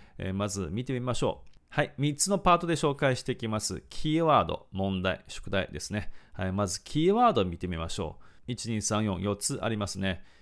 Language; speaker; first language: Japanese; non-native, fluent; Chinese